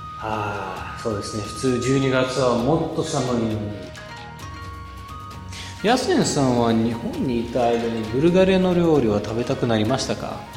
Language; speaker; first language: Japanese; non-native, fluent; Bulgarian